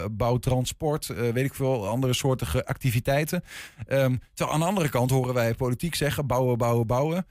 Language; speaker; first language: Dutch; native; Dutch